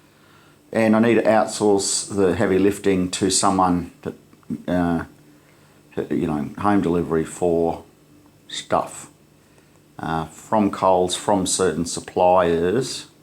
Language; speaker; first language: English; native; English